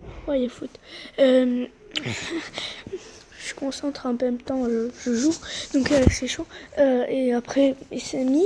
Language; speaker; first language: French; non-native, local second language; Arabic